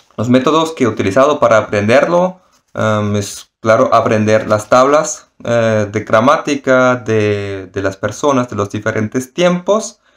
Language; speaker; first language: Spanish; non-native, fluent; German